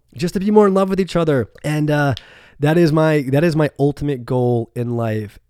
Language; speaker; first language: English; native; English